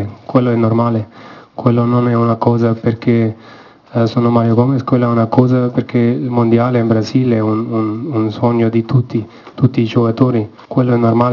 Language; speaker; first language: Italian; non-native, learner; German